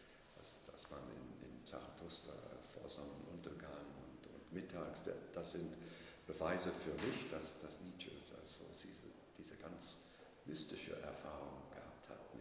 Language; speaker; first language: German; non-native, fluent; English